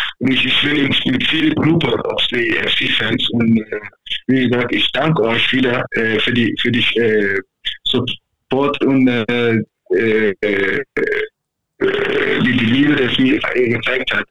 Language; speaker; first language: German; non-native, fluent; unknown